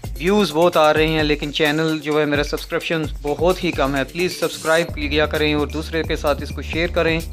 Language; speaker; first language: Urdu; non-native, local second language; Punjabi